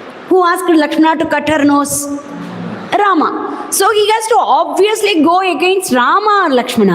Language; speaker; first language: English; non-native, local second language; Tamil